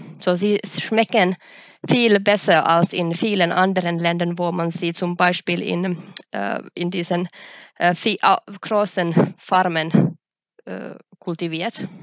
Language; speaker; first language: German; non-native, fluent; Finnish